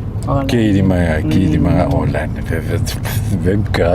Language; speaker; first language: Danish; non-native, local second language; Kalaallisut